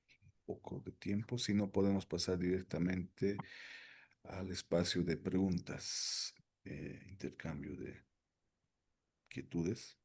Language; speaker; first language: Spanish; native; Spanish